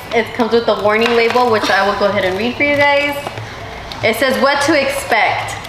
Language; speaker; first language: English; early bilingual, other home language; Spanish